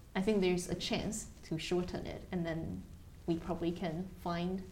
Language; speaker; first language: English; non-native, fluent; Chinese